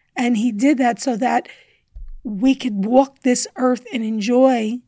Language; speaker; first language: English; native; English